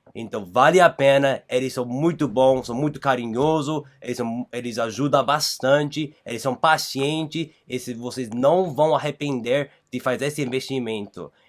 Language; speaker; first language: Portuguese; non-native, fluent; English